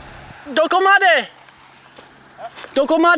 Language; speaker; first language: Japanese; non-native, learner; English